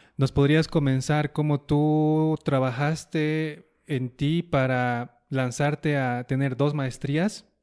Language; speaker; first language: Spanish; native; Spanish